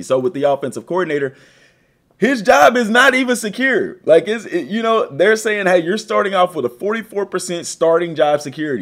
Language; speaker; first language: English; native; English